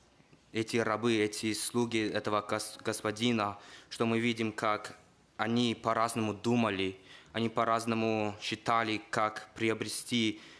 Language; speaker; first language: Russian; early bilingual, heritage; Russian